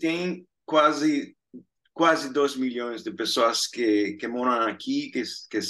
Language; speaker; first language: Portuguese; non-native, fluent; Spanish